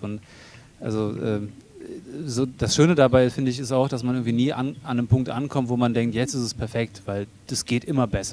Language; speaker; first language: German; native; German